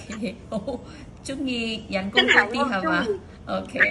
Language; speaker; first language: Cantonese; native; Cantonese